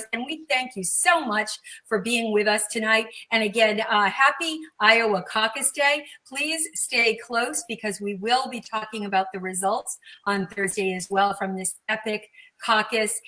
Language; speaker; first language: English; native; English